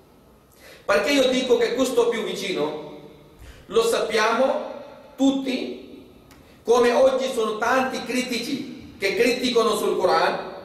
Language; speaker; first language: Italian; non-native, fluent; Urdu